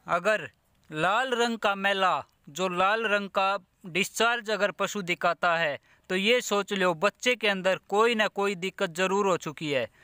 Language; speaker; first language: Hindi; native; Hindi